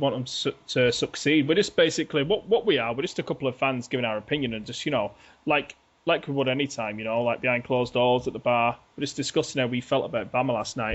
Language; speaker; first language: English; native; English